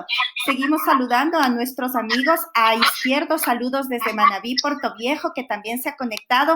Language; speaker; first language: Spanish; native; Spanish